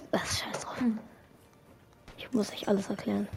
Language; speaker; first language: German; native; German